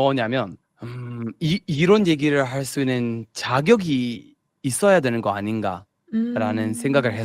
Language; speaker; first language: Korean; non-native, fluent; English